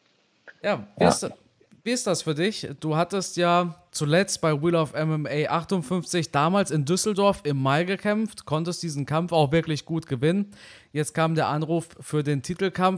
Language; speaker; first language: German; native; German